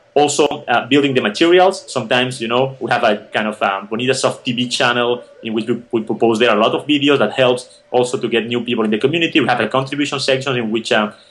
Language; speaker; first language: English; non-native, fluent; Spanish